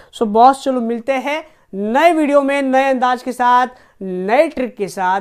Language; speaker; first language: Hindi; non-native, local second language; Marathi